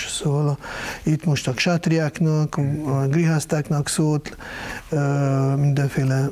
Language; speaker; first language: Hungarian; non-native, fluent; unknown